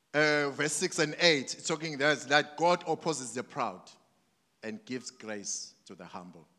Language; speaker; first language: English; non-native, local second language; Zulu